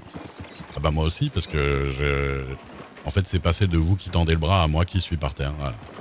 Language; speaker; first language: French; native; French